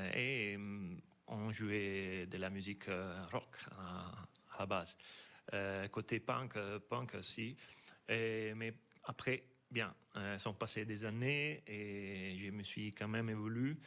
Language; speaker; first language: French; non-native, fluent; Italian